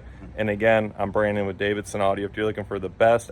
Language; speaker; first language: English; native; English